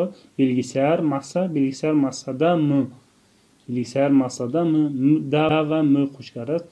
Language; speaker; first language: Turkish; non-native, fluent; Tajik